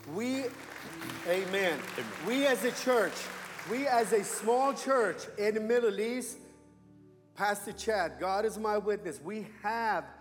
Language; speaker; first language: English; non-native, fluent; Persian